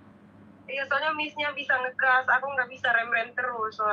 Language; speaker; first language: Indonesian; native; Indonesian